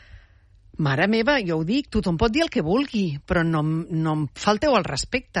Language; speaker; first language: Catalan; native; Catalan